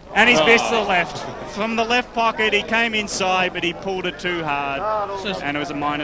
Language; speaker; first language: English; native; English